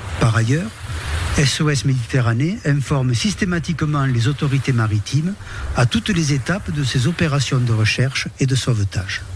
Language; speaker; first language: French; native; French